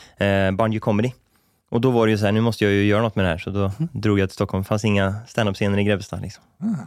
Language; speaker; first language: Swedish; native; Swedish